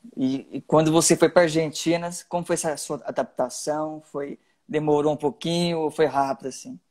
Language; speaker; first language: Portuguese; native; Portuguese